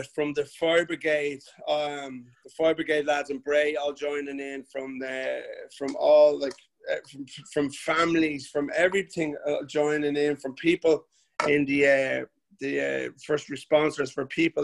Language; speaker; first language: English; native; English